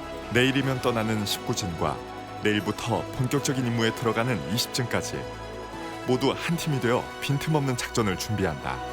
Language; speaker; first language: Korean; native; Korean